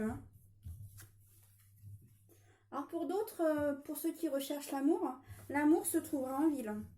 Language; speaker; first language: French; native; French